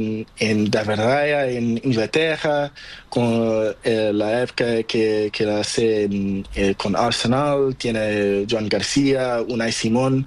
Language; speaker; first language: Spanish; non-native, learner; Portuguese